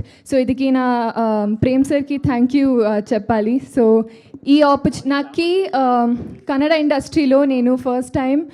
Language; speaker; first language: Telugu; non-native, learner; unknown